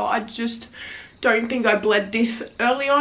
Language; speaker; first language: English; native; English